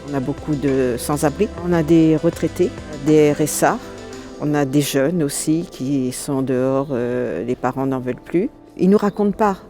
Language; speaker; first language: French; native; French